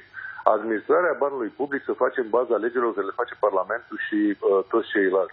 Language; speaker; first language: Romanian; native; Romanian